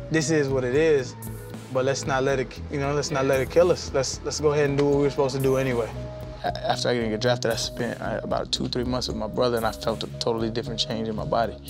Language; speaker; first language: English; native; English